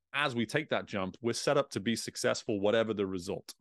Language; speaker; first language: English; native; English